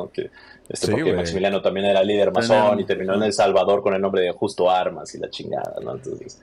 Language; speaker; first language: Spanish; native; Spanish